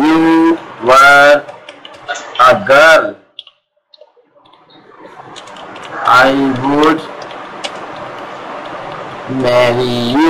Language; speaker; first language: English; non-native, local second language; Hindi